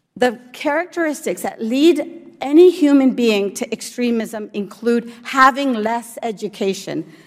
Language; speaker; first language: English; early bilingual, other home language; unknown